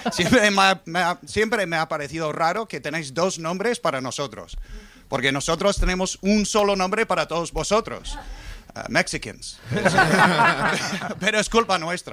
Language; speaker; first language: Spanish; non-native, fluent; English